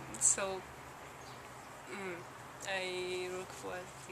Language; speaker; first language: English; non-native, learner; Japanese